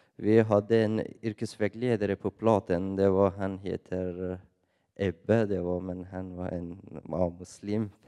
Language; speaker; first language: Swedish; non-native, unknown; Persian